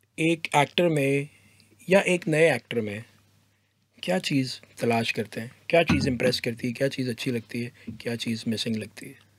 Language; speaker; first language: Urdu; native; Urdu